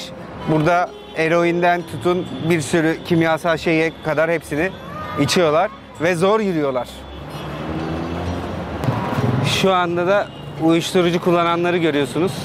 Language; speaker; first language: Turkish; native; Turkish